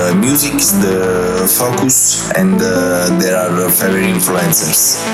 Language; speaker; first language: English; non-native, fluent; Italian